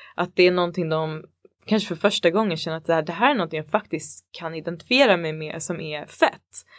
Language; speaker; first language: Swedish; early bilingual, other home language; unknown